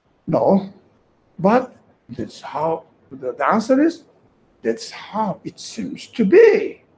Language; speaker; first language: English; non-native, fluent; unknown